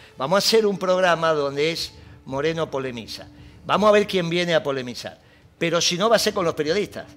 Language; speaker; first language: Spanish; native; Spanish